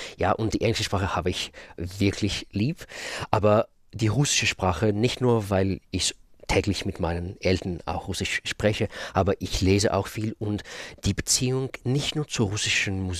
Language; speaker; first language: German; non-native, fluent; Russian